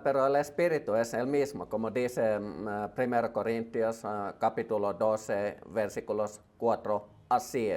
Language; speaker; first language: Spanish; non-native, learner; Finnish